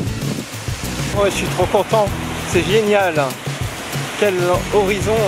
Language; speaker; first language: French; native; French